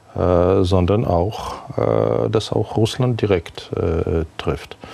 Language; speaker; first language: German; non-native, fluent; Ukrainian